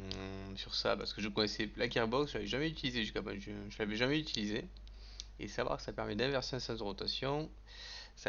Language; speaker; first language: French; native; French